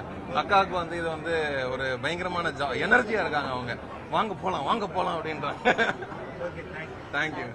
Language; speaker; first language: Tamil; native; Tamil